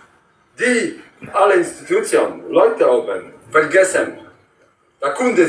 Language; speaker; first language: German; non-native, learner; Polish